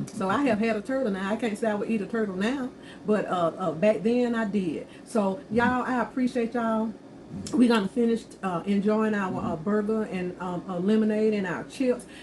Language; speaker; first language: English; native; English